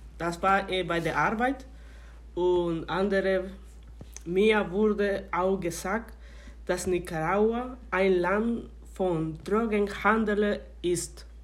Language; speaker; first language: German; non-native, learner; Spanish